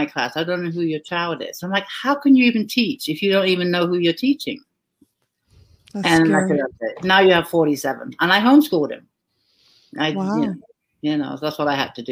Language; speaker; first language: English; native; English